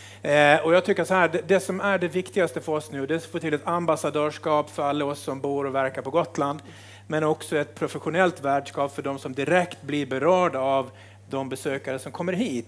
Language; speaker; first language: Swedish; native; Swedish